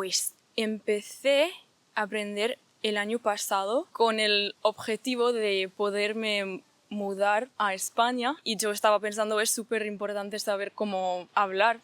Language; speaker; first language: Spanish; non-native, fluent; Danish